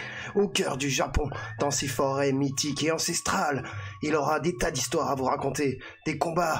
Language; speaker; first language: French; native; French